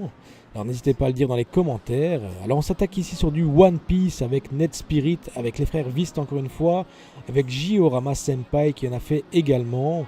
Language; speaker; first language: French; native; French